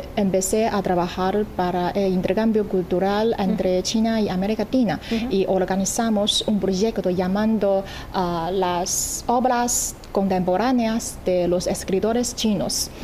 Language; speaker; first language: Spanish; non-native, fluent; Chinese